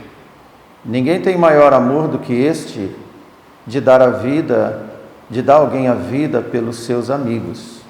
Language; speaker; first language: Portuguese; native; Portuguese